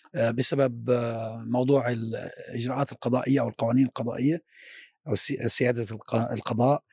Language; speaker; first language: Arabic; native; Arabic